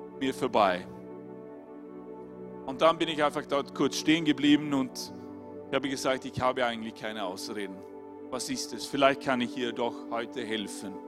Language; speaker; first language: German; non-native, fluent; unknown